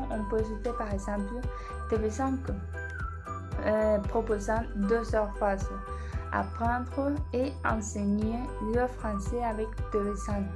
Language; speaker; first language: French; non-native, learner; Spanish